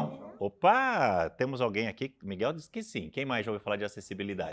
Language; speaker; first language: Portuguese; native; Portuguese